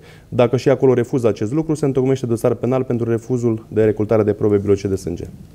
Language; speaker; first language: Romanian; native; Romanian